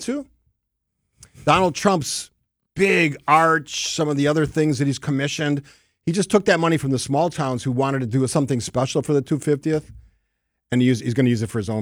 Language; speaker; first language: English; native; English